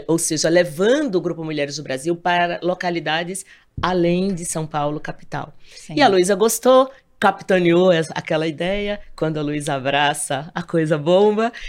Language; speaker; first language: Portuguese; native; Portuguese